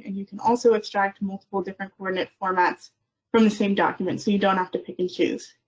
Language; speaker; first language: English; native; English